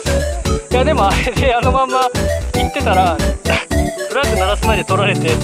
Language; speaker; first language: Japanese; native; Japanese